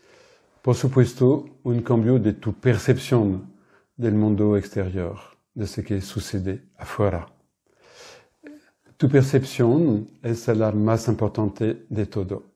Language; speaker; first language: Spanish; non-native, fluent; French